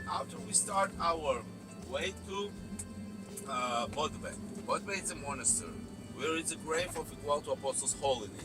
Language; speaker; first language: English; non-native, learner; Georgian